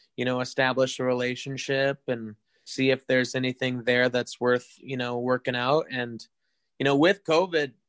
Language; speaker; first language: English; native; English